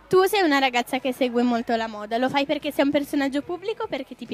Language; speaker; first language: Italian; native; Italian